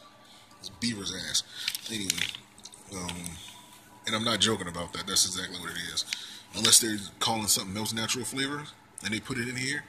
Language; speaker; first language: English; native; English